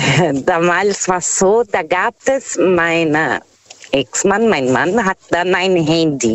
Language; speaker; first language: German; non-native, fluent; Portuguese